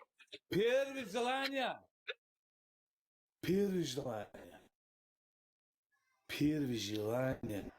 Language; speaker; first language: Russian; non-native, learner; Uzbek